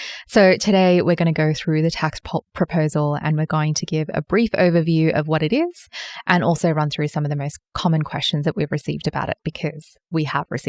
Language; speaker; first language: English; native; English